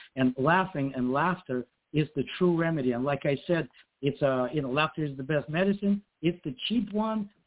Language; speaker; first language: English; non-native, fluent; Ukrainian